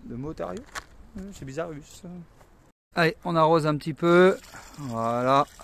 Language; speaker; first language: French; native; French